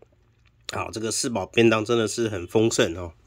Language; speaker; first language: Chinese; native; Chinese